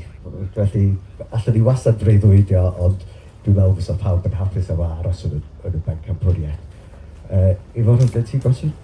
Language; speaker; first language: Welsh; native; Welsh